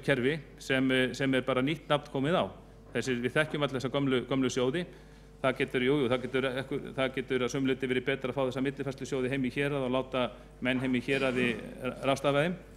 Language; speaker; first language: Icelandic; native; Icelandic